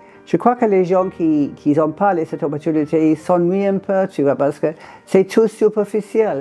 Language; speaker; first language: French; non-native, fluent; English